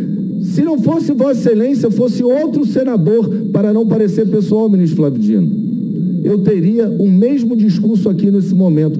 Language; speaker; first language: Portuguese; native; Portuguese